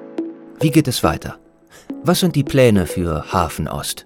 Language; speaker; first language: German; native; German